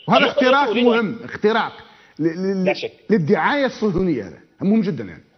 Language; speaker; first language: Arabic; native; Arabic